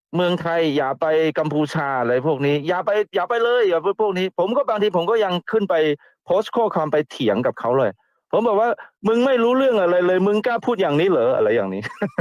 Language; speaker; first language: Thai; non-native, fluent; Chinese